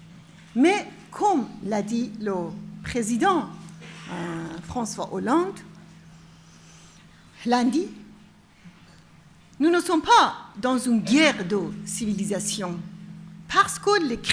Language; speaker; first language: French; non-native, fluent; Persian